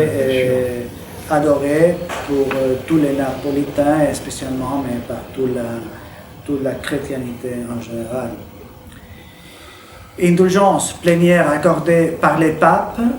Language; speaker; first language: French; non-native, fluent; Spanish